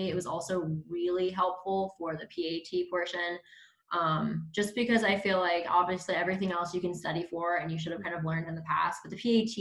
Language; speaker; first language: English; native; English